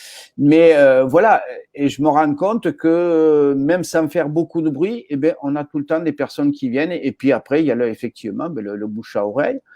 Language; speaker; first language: French; native; French